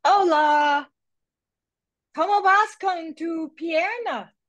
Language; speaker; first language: Spanish; non-native, learner; English